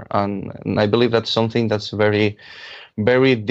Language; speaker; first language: English; non-native, fluent; Catalan